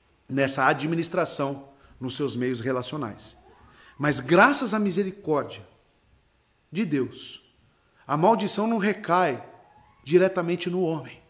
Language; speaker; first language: Portuguese; native; Portuguese